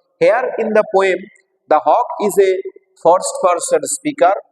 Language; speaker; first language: English; non-native, local second language; Bangla